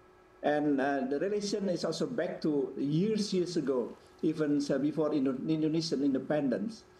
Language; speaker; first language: English; non-native, fluent; Indonesian